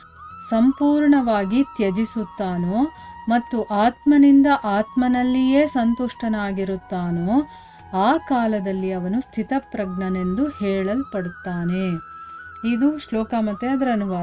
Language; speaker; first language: Kannada; native; Kannada